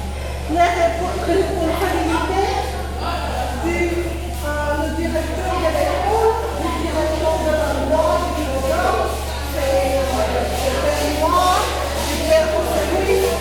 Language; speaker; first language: French; non-native, fluent; Spanish